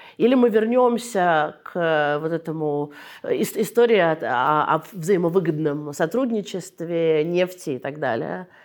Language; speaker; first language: Russian; native; Russian